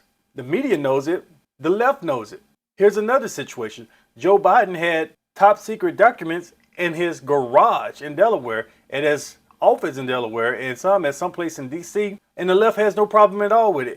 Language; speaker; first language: English; native; English